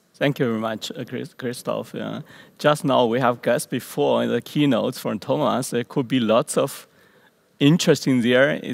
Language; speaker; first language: English; non-native, learner; Chinese